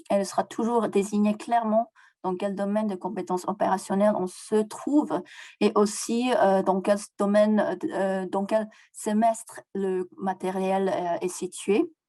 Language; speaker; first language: French; non-native, local second language; German